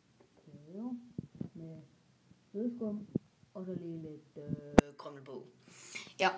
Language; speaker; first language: Danish; native; Danish